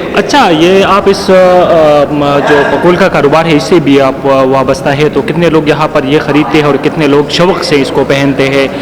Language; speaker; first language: Urdu; non-native, local second language; Pashto